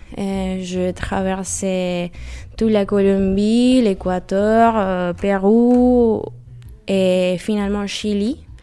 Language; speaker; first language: French; non-native, learner; Spanish